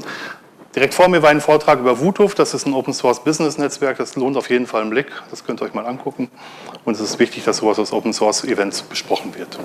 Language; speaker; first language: German; native; German